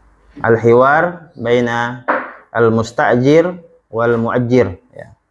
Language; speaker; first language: Arabic; non-native, fluent; Indonesian